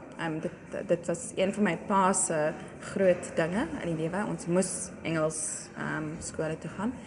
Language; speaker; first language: Afrikaans; non-native, local second language; English